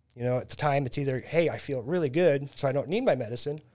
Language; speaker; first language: English; native; English